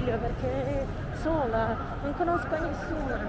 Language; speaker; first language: Italian; non-native, learner; Kyrgyz